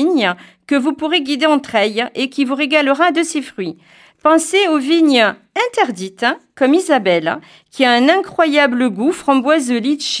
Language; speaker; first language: French; native; French